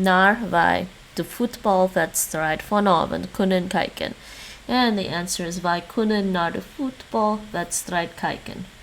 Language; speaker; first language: Dutch; non-native, learner; English